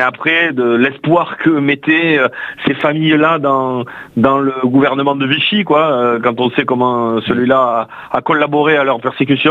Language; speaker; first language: French; native; French